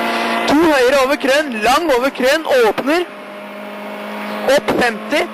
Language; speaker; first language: Norwegian; native; Norwegian